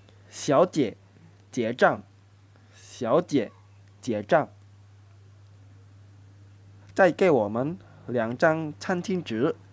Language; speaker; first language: Chinese; non-native, fluent; Indonesian